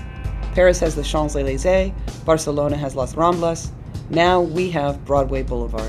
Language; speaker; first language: English; native; English